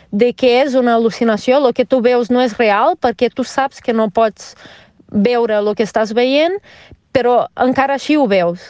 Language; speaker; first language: Catalan; non-native, fluent; Portuguese